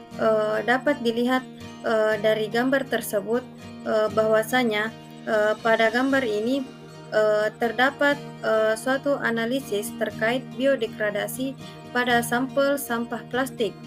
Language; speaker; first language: Indonesian; native; Indonesian